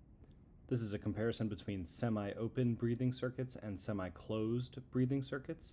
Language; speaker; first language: English; native; English